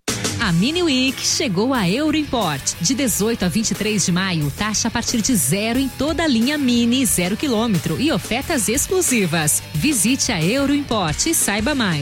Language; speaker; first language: Portuguese; native; Portuguese